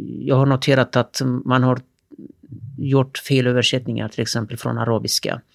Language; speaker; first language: Swedish; non-native, fluent; Turkish